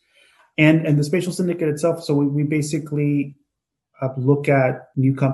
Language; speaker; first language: English; native; English